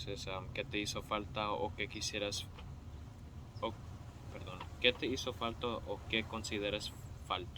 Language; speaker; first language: Spanish; early bilingual, heritage; Spanish